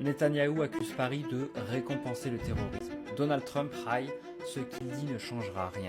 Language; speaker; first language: French; native; French